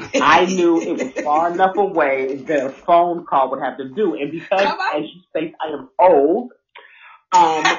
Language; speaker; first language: English; native; English